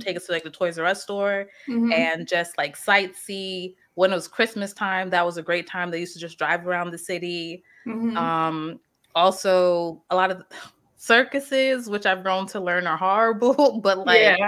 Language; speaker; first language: English; native; English